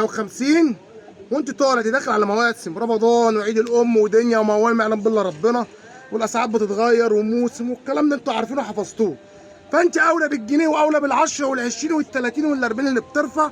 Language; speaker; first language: Arabic; native; Arabic